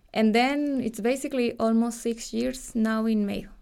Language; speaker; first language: English; non-native, fluent; Spanish